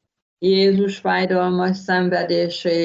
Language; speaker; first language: Hungarian; native; Hungarian